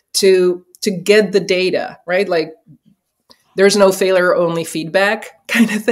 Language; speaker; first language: English; non-native, fluent; Czech